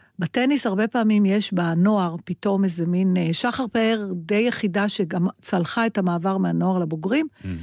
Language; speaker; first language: Hebrew; native; Hebrew